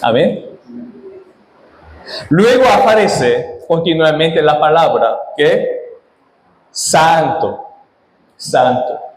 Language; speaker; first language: Spanish; non-native, fluent; Korean